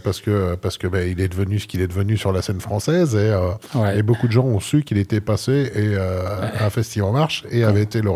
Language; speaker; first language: French; native; French